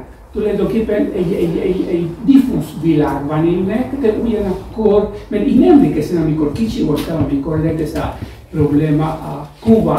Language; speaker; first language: Hungarian; non-native, fluent; Spanish